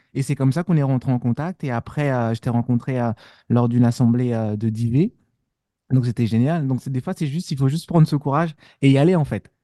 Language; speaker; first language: French; native; French